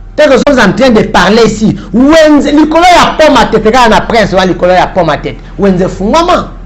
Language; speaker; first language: Lingala; native; Lingala